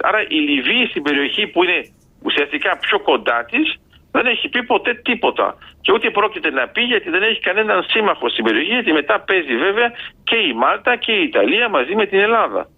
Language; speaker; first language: Greek; early bilingual, heritage; Greek